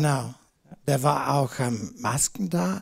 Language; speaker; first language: German; non-native, learner; English